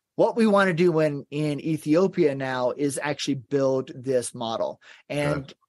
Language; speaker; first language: English; native; English